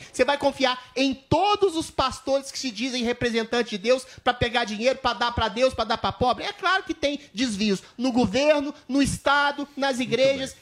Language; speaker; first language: Portuguese; native; Portuguese